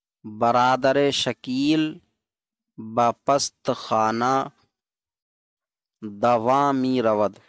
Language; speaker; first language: Persian; non-native, fluent; Urdu